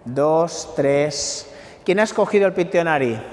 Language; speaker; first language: Spanish; non-native, local second language; Catalan